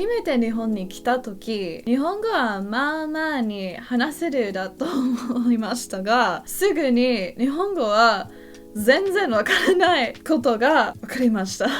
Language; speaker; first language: Japanese; non-native, learner; English